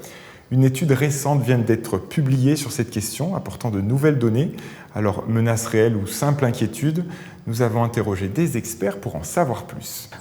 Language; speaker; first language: French; native; French